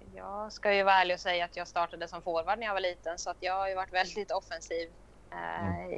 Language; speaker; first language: Swedish; native; Swedish